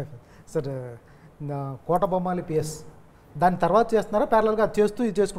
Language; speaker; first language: Telugu; native; Telugu